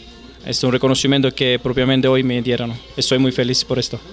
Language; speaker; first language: Spanish; non-native, fluent; Italian